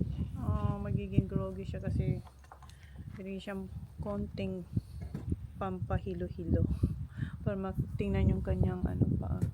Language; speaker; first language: Filipino; native; Filipino